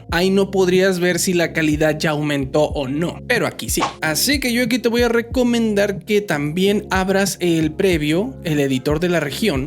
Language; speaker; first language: Spanish; native; Spanish